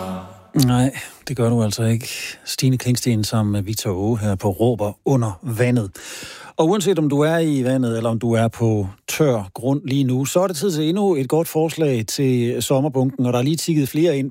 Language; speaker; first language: Danish; native; Danish